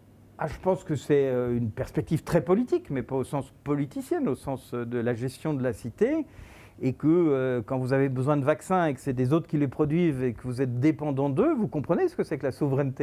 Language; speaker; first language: French; native; French